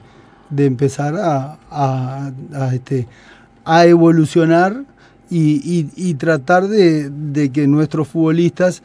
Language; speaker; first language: Spanish; native; Spanish